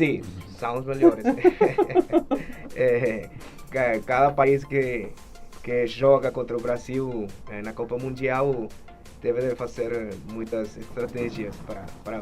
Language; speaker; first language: Portuguese; non-native, fluent; Spanish